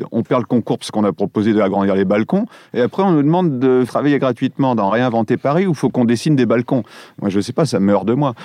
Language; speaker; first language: French; native; French